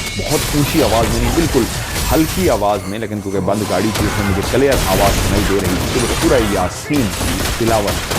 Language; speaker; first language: Urdu; non-native, local second language; Punjabi